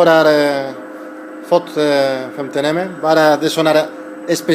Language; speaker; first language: Norwegian; non-native, learner; Spanish